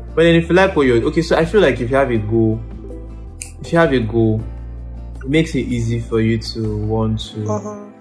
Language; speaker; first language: English; non-native, local second language; Yoruba